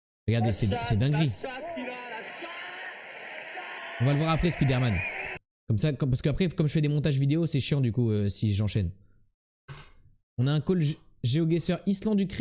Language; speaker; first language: French; native; French